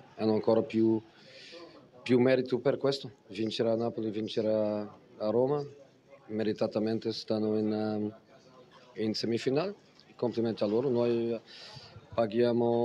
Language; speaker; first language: Italian; non-native, fluent; Portuguese